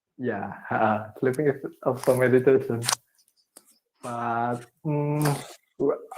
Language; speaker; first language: English; non-native, learner; Indonesian